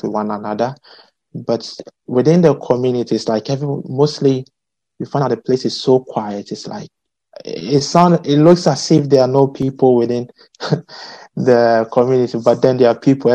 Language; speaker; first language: English; non-native, local second language; Akan